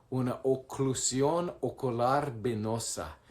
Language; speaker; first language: Spanish; non-native, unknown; English